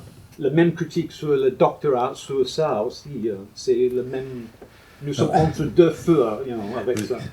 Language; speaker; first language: French; non-native, fluent; English